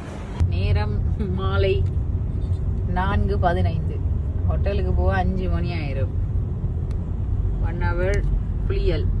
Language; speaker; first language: Tamil; native; Tamil